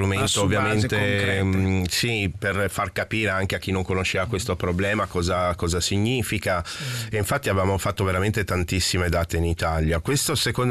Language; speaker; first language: Italian; native; Italian